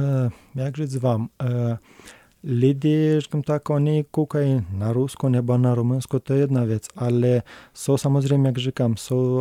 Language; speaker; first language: Czech; non-native, learner; Romanian